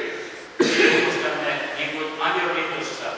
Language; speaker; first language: Finnish; early bilingual, heritage; Finnish